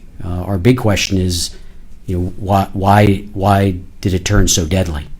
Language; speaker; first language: English; native; English